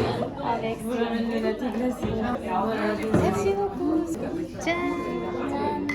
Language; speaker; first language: French; non-native, learner; Korean